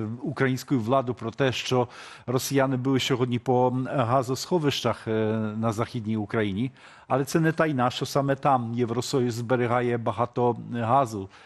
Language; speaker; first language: Polish; non-native, learner; Ukrainian